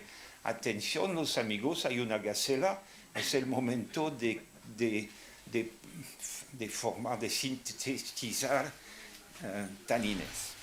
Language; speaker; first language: Spanish; non-native, fluent; French